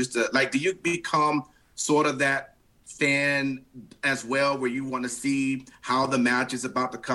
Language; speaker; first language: English; native; English